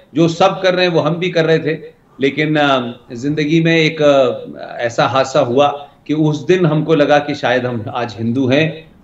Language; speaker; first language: Hindi; native; Hindi